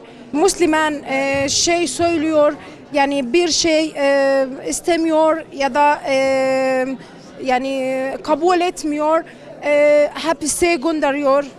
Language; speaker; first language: Turkish; non-native, learner; Arabic